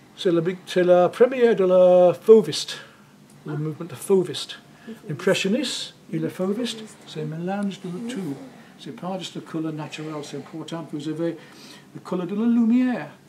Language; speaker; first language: French; non-native, learner; English